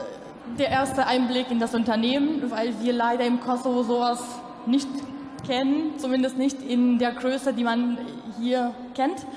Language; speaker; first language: German; non-native, local second language; Albanian